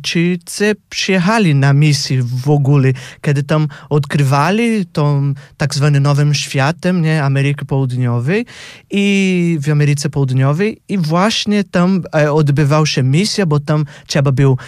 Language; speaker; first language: Polish; non-native, fluent; Portuguese